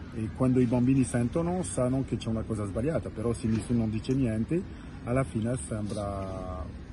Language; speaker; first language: Italian; non-native, fluent; French